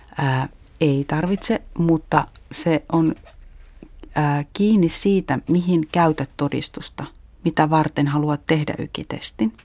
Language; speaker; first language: Finnish; native; Finnish